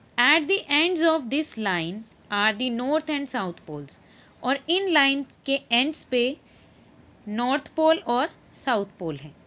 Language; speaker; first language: Hindi; native; Hindi